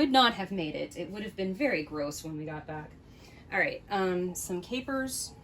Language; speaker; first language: English; native; English